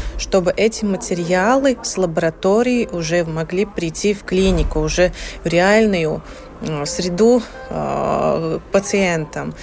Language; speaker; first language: Russian; non-native, local second language; Latvian